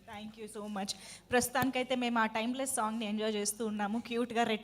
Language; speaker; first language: Telugu; native; Telugu